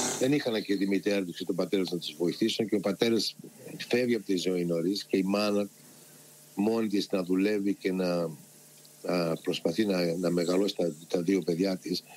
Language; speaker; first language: Greek; early bilingual, heritage; Greek